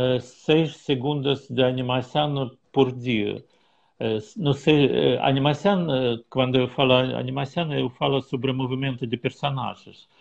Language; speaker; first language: Portuguese; non-native, learner; Russian